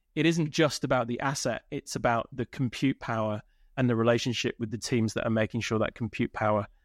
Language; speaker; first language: English; native; English